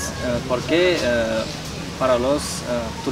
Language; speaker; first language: Spanish; non-native, learner; Uzbek